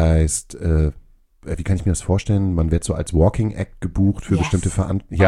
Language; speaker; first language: German; native; German